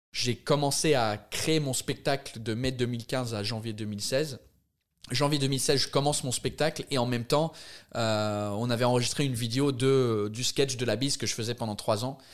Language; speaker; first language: French; non-native, fluent; English